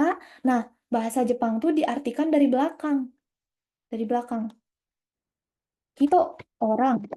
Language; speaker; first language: Indonesian; native; Indonesian